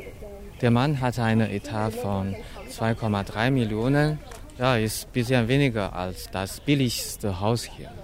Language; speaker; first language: German; non-native, fluent; Chinese